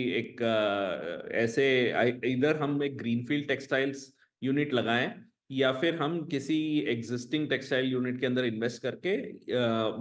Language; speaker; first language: Hindi; non-native, local second language; Tamil